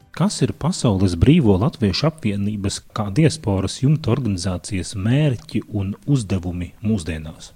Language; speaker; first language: Latvian; native; Latvian